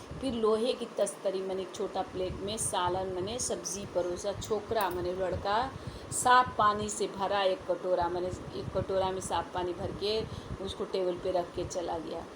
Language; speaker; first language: Hindi; native; Hindi